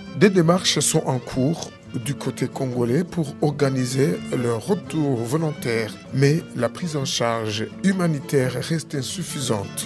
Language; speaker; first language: French; non-native, local second language; Rundi